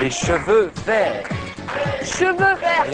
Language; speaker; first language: French; native; French